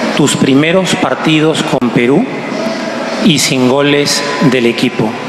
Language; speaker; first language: Spanish; native; Spanish